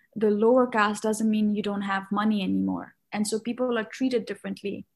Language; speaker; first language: English; non-native, local second language; Nepali